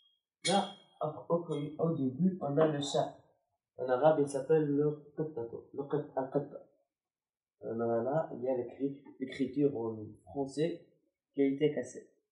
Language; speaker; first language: French; non-native, learner; Arabic